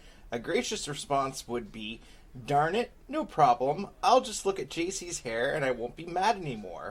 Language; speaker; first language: English; native; English